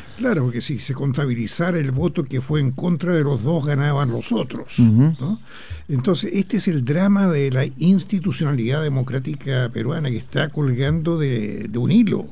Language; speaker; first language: Spanish; native; Spanish